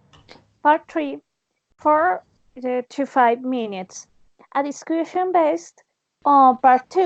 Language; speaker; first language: English; non-native, learner; Spanish